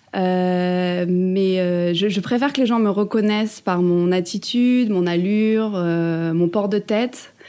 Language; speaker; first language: French; native; French